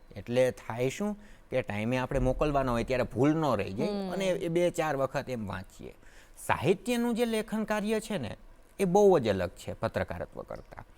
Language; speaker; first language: Gujarati; native; Gujarati